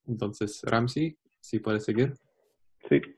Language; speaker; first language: Spanish; non-native, learner; English